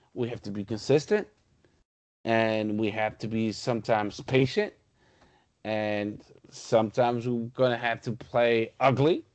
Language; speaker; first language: English; non-native, fluent; Portuguese